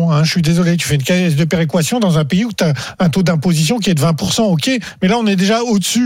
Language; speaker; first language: French; native; French